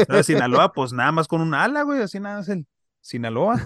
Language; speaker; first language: Spanish; native; Spanish